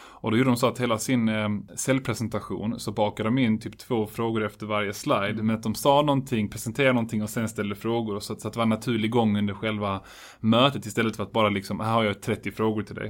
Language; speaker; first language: Swedish; native; Swedish